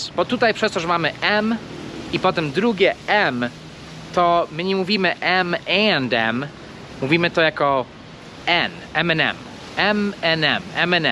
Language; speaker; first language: Polish; non-native, fluent; English